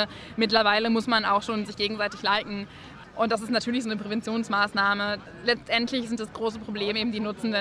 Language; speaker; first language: German; native; German